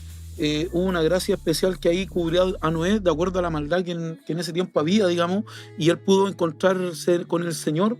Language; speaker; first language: Spanish; native; Spanish